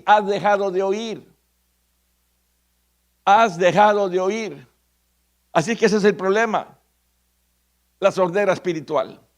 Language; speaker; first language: Spanish; native; Spanish